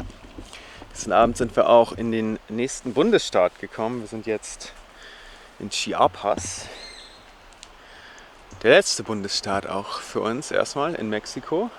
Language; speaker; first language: German; native; German